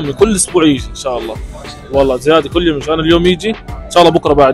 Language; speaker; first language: Arabic; non-native, learner; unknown